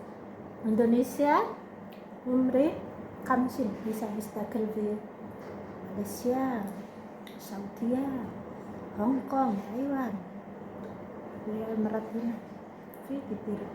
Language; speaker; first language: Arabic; non-native, learner; Indonesian